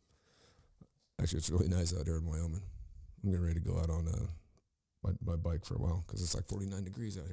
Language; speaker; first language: English; native; English